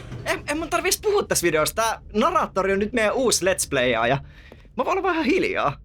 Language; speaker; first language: Finnish; native; Finnish